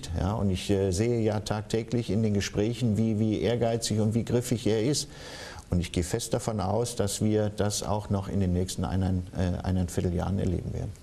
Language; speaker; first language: German; native; German